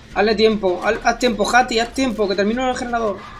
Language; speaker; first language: Spanish; native; Spanish